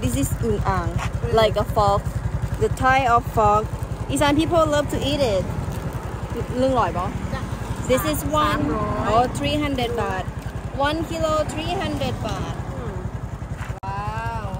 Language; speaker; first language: English; non-native, learner; Thai